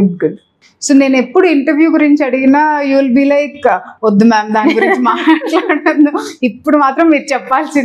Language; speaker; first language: Telugu; native; Telugu